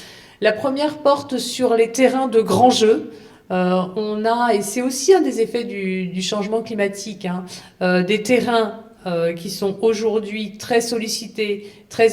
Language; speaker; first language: French; native; French